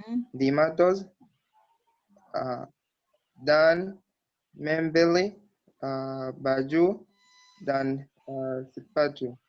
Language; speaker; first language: Indonesian; non-native, learner; Arabic